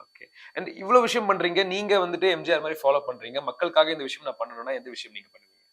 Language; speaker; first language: Tamil; native; Tamil